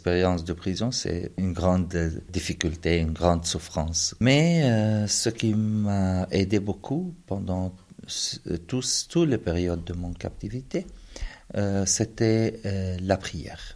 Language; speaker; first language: French; non-native, fluent; Arabic